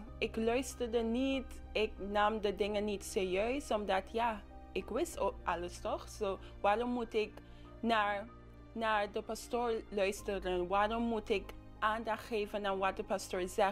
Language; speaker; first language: Dutch; non-native, local second language; English